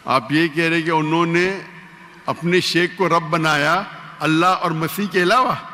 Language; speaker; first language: Urdu; non-native, local second language; Konkani